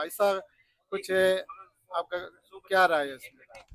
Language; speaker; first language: Hindi; non-native, local second language; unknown